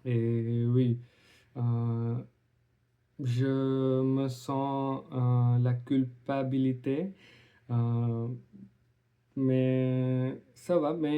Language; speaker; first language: French; non-native, learner; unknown